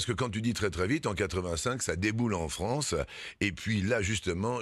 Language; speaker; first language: French; native; French